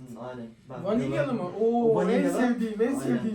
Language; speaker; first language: Turkish; native; Turkish